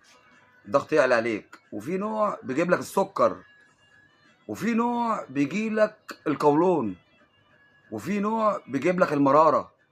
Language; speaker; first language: Arabic; native; Arabic